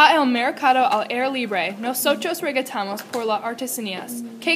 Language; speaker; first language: Spanish; non-native, learner; English